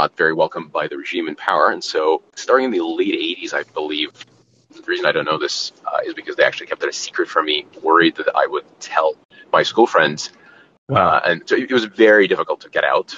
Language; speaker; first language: English; non-native, fluent; Ukrainian